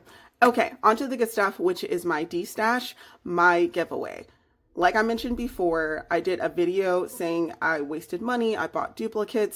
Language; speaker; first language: English; native; English